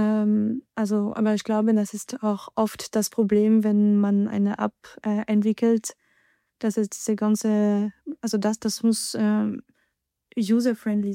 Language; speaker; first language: German; non-native, fluent; French